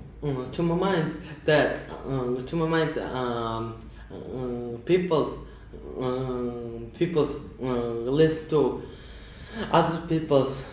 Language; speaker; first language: English; non-native, learner; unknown